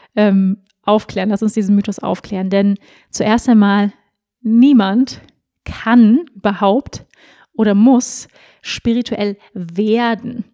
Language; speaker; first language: German; native; German